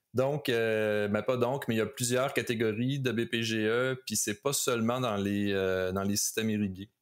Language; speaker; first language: French; native; French